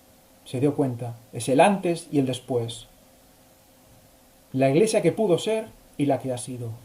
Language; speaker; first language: Spanish; native; Spanish